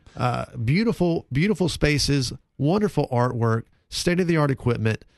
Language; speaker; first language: English; native; English